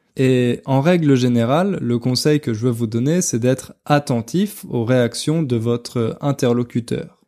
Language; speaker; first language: French; native; French